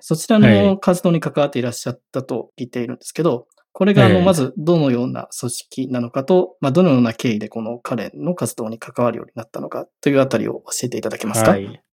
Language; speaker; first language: Japanese; native; Japanese